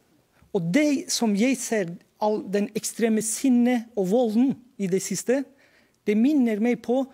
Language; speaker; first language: Norwegian; non-native, fluent; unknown